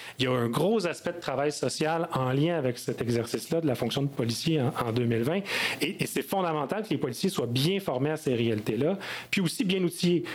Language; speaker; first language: French; native; French